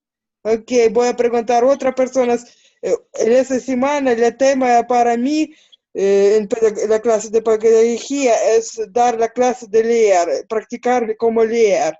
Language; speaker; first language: Spanish; non-native, learner; Ukrainian